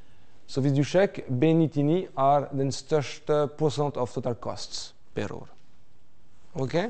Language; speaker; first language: Norwegian; non-native, fluent; French